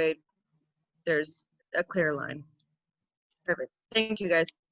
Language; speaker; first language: English; native; English